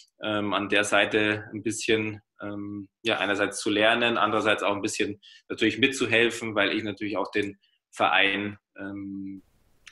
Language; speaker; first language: German; native; German